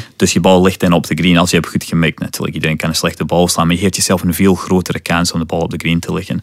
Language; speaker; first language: Dutch; non-native, fluent; English